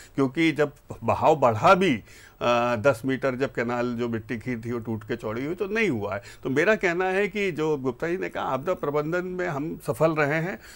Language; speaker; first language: Hindi; native; Hindi